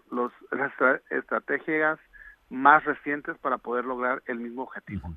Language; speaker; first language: Spanish; early bilingual, other home language; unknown